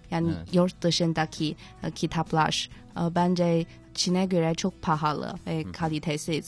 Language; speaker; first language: Turkish; non-native, fluent; Chinese